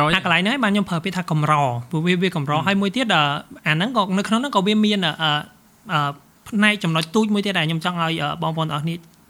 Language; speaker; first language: Khmer; native; Khmer